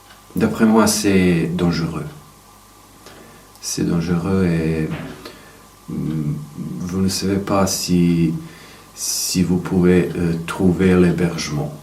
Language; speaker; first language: French; non-native, fluent; Serbian